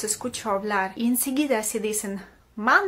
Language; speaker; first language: Spanish; non-native, fluent; Ukrainian